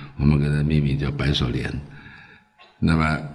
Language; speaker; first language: Chinese; early bilingual, other home language; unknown